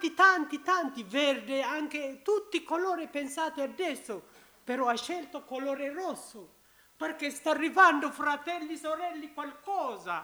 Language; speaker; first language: Italian; non-native, learner; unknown